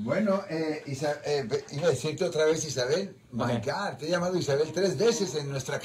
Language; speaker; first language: Spanish; native; Spanish